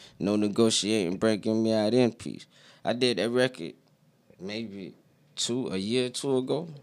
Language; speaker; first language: English; native; English